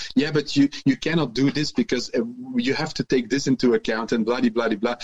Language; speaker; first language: English; non-native, fluent; Dutch